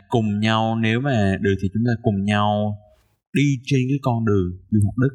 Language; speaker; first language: Vietnamese; native; Vietnamese